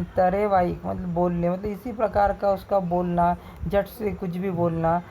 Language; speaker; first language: Hindi; non-native, local second language; Marathi